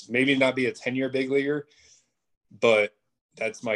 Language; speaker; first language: English; native; English